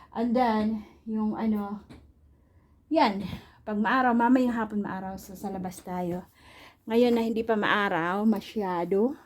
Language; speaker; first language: Filipino; non-native, local second language; Waray